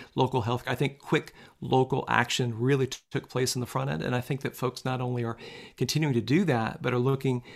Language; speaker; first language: English; native; English